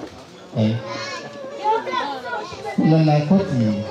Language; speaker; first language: Finnish; non-native, fluent; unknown